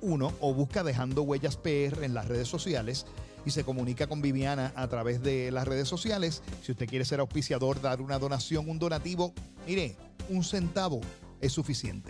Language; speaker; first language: Spanish; native; Spanish